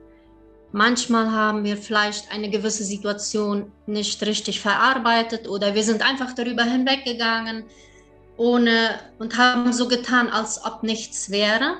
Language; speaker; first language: German; early bilingual, heritage; German